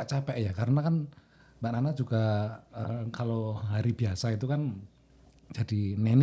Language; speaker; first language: Indonesian; native; Indonesian